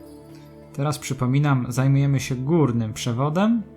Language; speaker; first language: Polish; native; Polish